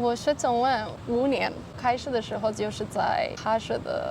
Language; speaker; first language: Chinese; non-native, learner; Spanish